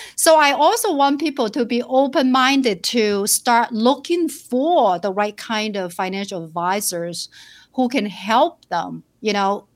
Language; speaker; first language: English; non-native, fluent; Chinese